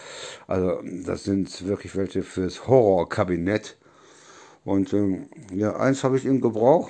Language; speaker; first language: German; native; German